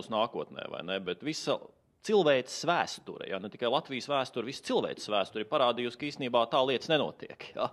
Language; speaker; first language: Latvian; native; Latvian